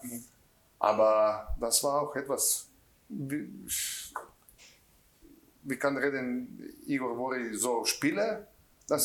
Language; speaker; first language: German; non-native, learner; Croatian